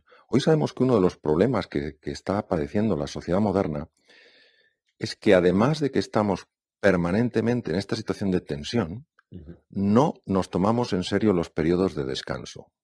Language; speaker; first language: Spanish; native; Spanish